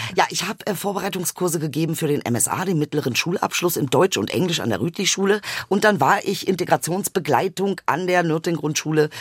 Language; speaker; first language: German; early bilingual, other home language; Turkish